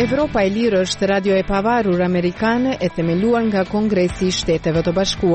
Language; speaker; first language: Albanian; native; Albanian